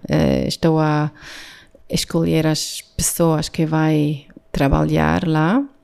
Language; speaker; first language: Portuguese; non-native, learner; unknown